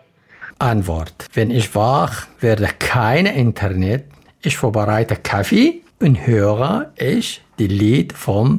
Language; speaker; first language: German; non-native, learner; Arabic